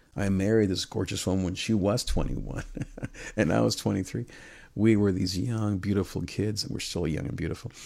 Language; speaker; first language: English; early bilingual, other home language; Spanish